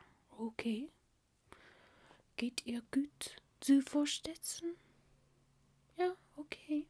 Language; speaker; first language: German; non-native, learner; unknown